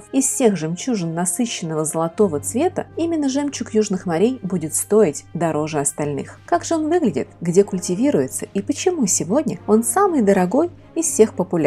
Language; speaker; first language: Russian; native; Russian